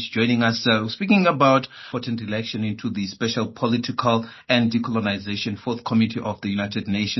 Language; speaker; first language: English; non-native, local second language; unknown